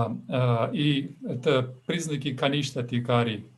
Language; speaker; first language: Russian; native; Russian